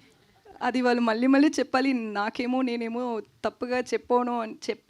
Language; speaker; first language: Telugu; non-native, learner; Tamil